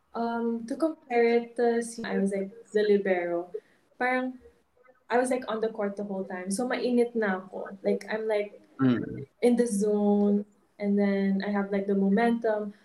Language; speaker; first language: English; non-native, local second language; Hiligaynon